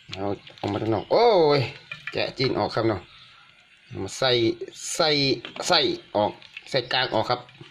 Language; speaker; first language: Thai; native; Thai